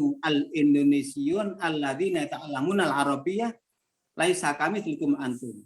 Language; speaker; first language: Arabic; non-native, fluent; Indonesian